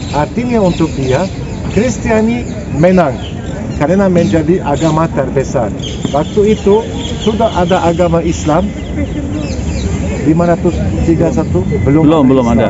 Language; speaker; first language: Indonesian; non-native, learner; Turkish